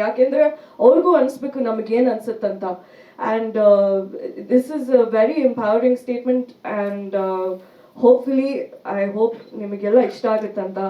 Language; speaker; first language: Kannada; early bilingual, heritage; Kannada